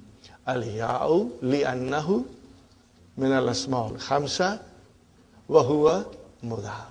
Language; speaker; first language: Arabic; non-native, fluent; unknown